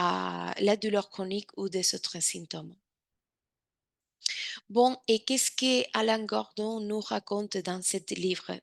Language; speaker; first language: French; non-native, fluent; Spanish